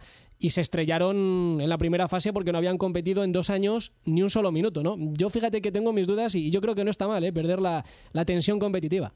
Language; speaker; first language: Spanish; native; Spanish